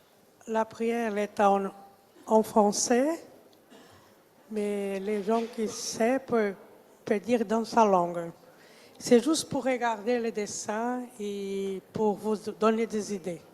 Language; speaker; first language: French; non-native, fluent; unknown